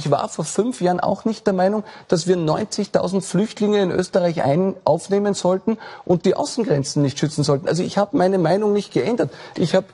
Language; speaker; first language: German; native; German